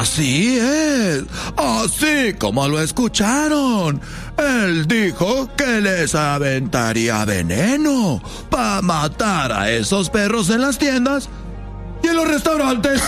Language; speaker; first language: Spanish; native; Spanish